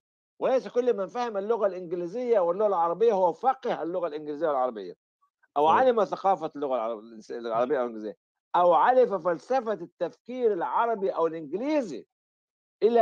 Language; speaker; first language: Arabic; native; Arabic